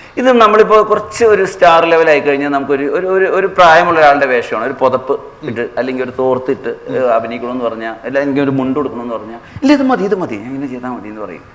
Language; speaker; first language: Malayalam; native; Malayalam